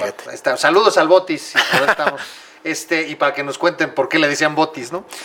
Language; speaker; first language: Spanish; native; Spanish